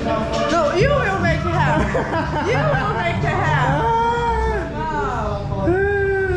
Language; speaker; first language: English; non-native, learner; Portuguese